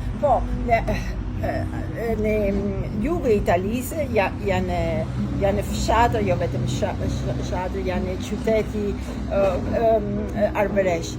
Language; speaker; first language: Albanian; non-native, learner; Italian